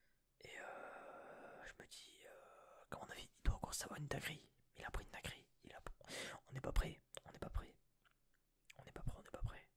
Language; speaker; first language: French; native; French